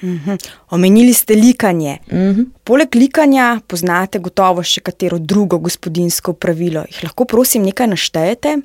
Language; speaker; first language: Slovenian; native; Slovenian